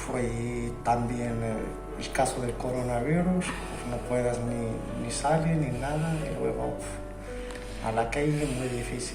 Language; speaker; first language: Spanish; non-native, learner; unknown